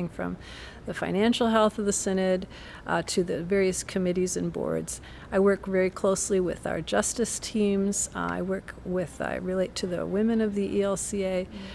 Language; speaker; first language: English; native; English